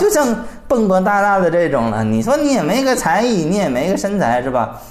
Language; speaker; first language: Chinese; native; Chinese